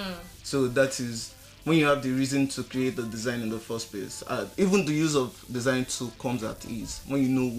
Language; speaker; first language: English; non-native, local second language; Yoruba